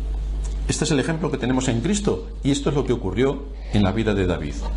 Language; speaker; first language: Spanish; native; Spanish